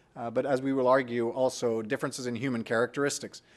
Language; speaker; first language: English; non-native, fluent; French